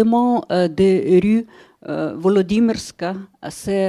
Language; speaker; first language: French; non-native, fluent; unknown